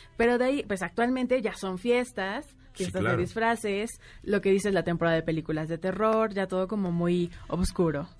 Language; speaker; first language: Spanish; native; Spanish